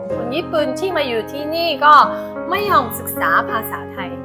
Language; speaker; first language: Thai; non-native, fluent; Japanese